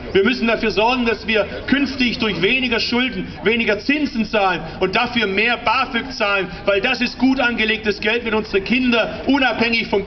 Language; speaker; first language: German; early bilingual, other home language; Turkish